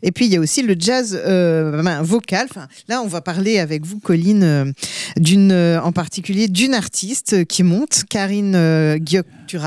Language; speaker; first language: French; native; French